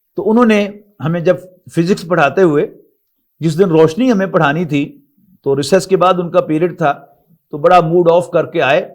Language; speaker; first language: Urdu; non-native, local second language; Punjabi